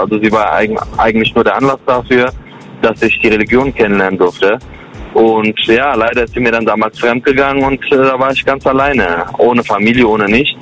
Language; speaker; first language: German; early bilingual, other home language; Kurdish